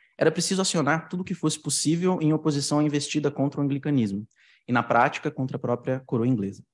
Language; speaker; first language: Portuguese; native; Portuguese